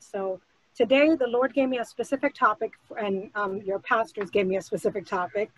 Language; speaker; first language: English; early bilingual, other home language; Spanish